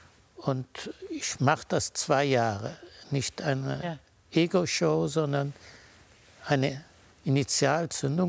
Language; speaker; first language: German; early bilingual, heritage; German